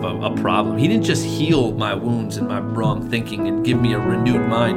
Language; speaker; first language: English; native; English